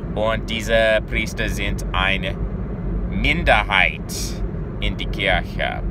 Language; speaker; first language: German; non-native, learner; English